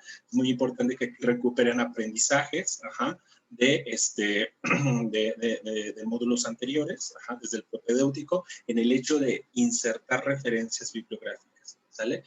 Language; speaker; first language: Spanish; native; Spanish